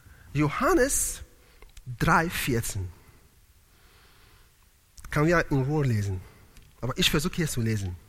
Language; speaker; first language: German; non-native, learner; Italian